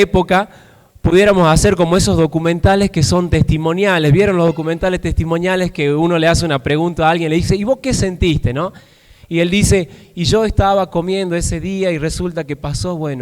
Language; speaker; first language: Spanish; native; Spanish